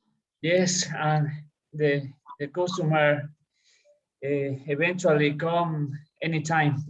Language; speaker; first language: English; non-native, learner; Spanish